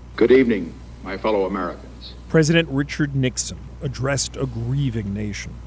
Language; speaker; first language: English; non-native, fluent; Russian